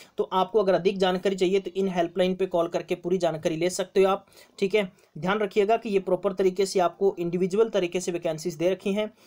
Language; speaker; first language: Hindi; non-native, local second language; Punjabi